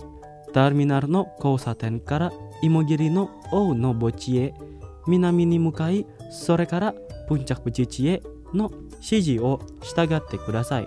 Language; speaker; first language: Japanese; non-native, fluent; Indonesian